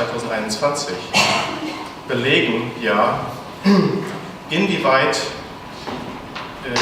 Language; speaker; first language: German; native; German